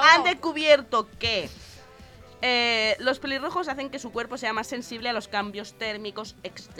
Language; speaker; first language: Spanish; non-native, local second language; Catalan